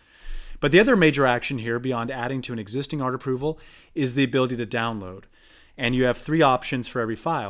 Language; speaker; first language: English; native; English